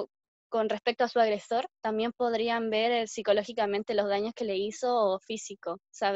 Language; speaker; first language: Spanish; native; Spanish